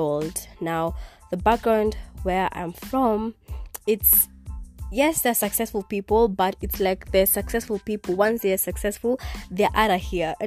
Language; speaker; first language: English; non-native, local second language; Kikuyu